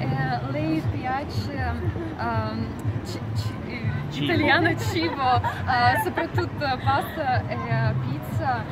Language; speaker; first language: Italian; non-native, learner; Russian